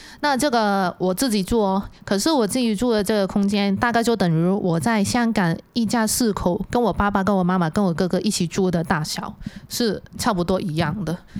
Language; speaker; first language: Chinese; non-native, local second language; Cantonese